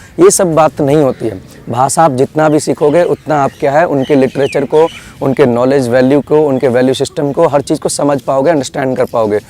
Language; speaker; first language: Hindi; native; Hindi